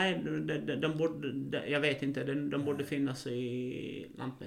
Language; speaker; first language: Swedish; non-native, fluent; Arabic